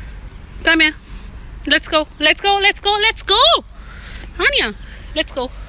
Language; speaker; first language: English; non-native, local second language; Hindi